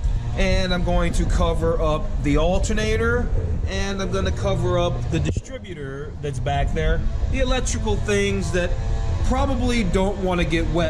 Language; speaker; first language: English; native; English